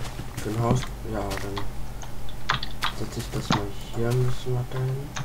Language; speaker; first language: German; native; German